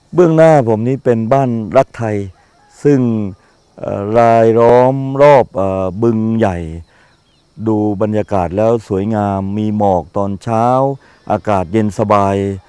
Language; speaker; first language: Thai; native; Thai